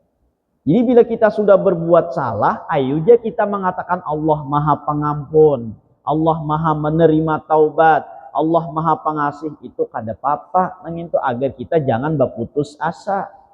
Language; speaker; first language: Indonesian; non-native, local second language; Banjar